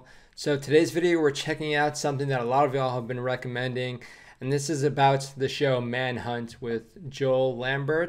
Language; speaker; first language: English; native; English